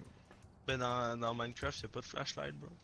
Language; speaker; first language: French; native; French